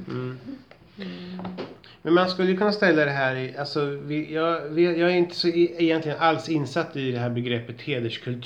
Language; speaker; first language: Swedish; native; Swedish